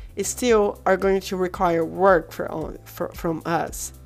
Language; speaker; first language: English; non-native, fluent; Portuguese